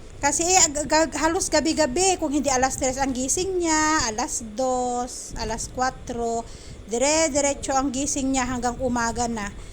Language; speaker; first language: Filipino; native; Filipino